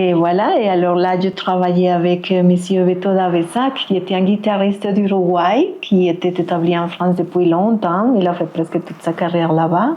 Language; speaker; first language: French; non-native, fluent; Spanish